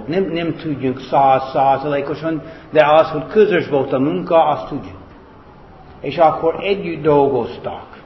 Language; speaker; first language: Hungarian; non-native, fluent; English